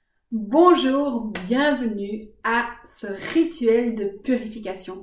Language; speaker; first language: French; native; French